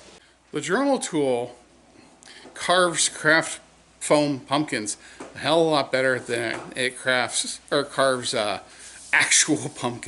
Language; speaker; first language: English; native; English